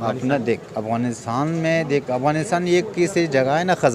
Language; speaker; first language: Hindi; non-native, learner; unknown